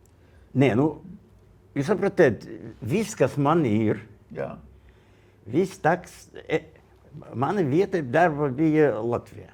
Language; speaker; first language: Latvian; non-native, local second language; Russian